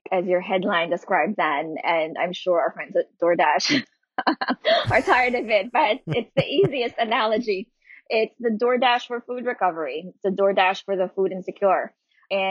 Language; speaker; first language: English; non-native, local second language; Filipino